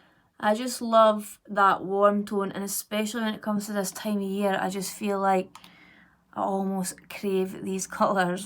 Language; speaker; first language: English; native; English